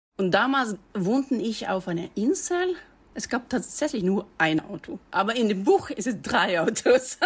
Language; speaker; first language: German; non-native, fluent; Norwegian